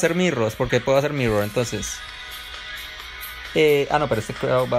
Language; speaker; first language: Spanish; native; Spanish